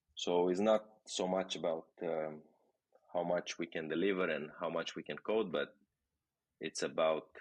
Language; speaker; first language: English; non-native, fluent; Romanian